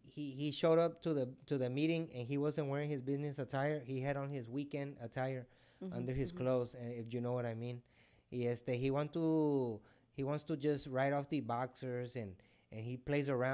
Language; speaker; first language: English; early bilingual, other home language; Spanish